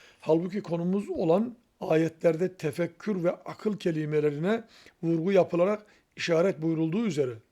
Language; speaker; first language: Turkish; native; Turkish